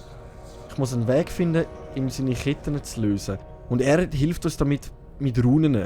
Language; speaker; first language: German; native; German